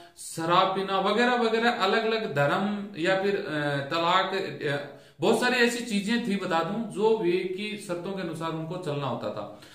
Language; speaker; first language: Hindi; native; Hindi